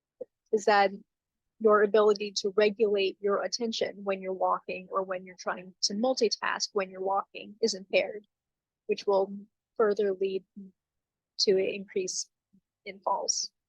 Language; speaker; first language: English; native; English